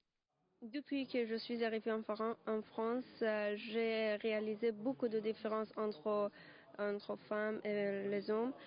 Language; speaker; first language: French; non-native, learner; Persian